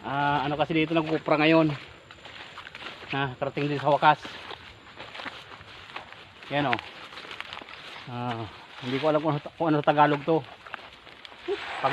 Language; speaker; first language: Filipino; non-native, local second language; Bikol